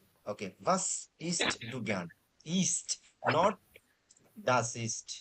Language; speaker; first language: German; non-native, fluent; Bangla